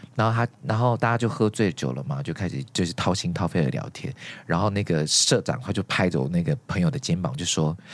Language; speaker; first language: Chinese; native; Chinese